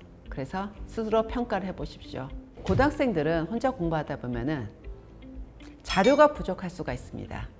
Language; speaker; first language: Korean; native; Korean